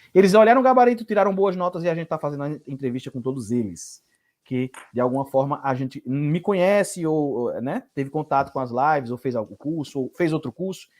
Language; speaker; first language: Portuguese; native; Portuguese